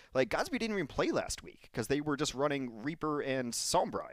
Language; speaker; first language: English; native; English